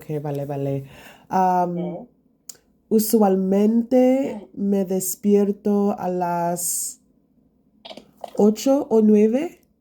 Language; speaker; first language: Spanish; non-native, learner; English